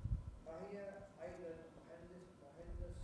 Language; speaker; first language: Arabic; non-native, learner; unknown